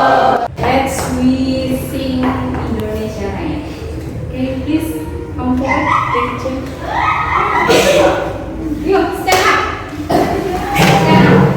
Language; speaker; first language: English; non-native, learner; Indonesian